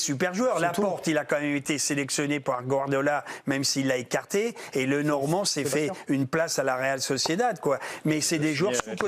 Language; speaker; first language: French; native; French